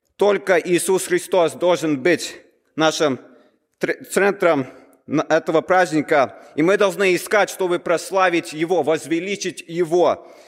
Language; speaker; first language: Russian; early bilingual, heritage; Russian